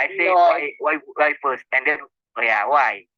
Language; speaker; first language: English; non-native, learner; Indonesian